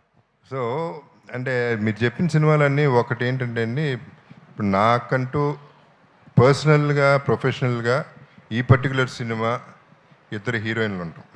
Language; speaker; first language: Telugu; native; Telugu